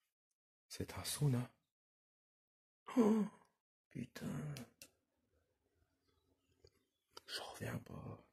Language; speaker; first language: French; native; French